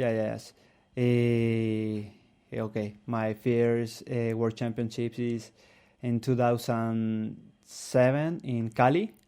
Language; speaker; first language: English; non-native, learner; Spanish